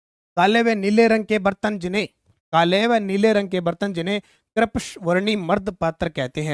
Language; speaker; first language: Hindi; native; Hindi